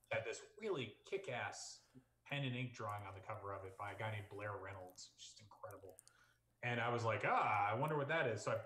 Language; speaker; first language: English; native; English